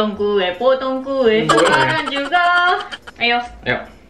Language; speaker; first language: Indonesian; non-native, fluent; Japanese